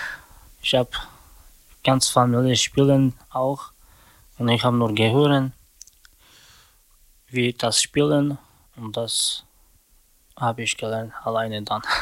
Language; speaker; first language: German; non-native, learner; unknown